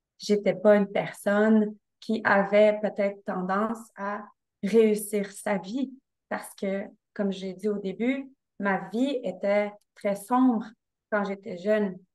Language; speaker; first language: French; native; French